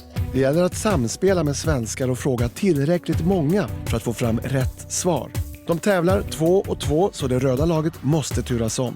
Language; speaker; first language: Swedish; native; Swedish